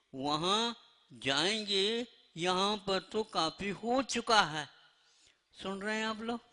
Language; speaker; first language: Hindi; non-native, local second language; Kannada